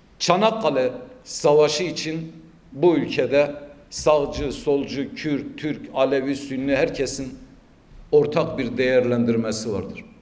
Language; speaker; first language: Turkish; native; Turkish